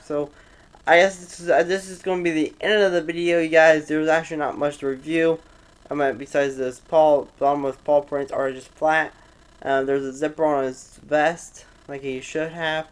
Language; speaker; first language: English; native; English